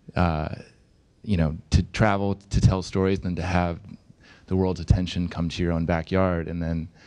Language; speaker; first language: English; native; English